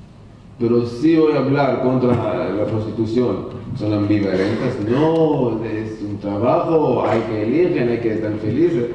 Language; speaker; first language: Spanish; non-native, learner; Hebrew